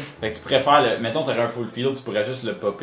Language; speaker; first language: French; native; French